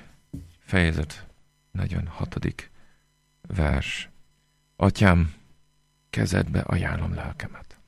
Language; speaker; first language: Hungarian; non-native, fluent; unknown